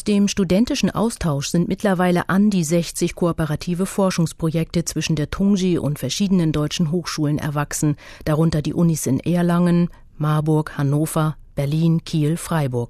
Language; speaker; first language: German; native; German